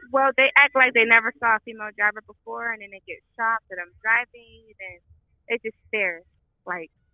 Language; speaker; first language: English; native; English